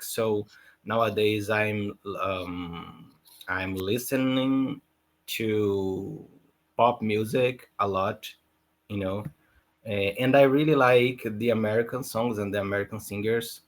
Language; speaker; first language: English; non-native, learner; Portuguese